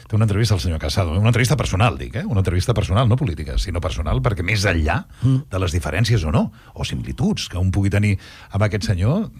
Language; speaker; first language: Catalan; native; Catalan